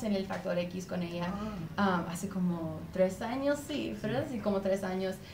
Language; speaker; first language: Spanish; early bilingual, other home language; English